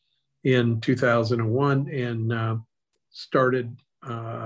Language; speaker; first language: English; native; English